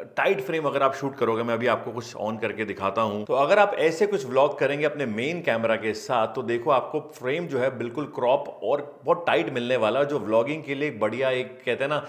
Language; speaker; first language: Hindi; native; Hindi